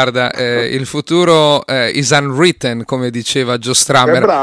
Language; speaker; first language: Italian; native; Italian